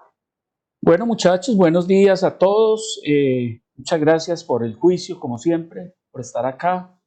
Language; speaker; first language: Spanish; native; Spanish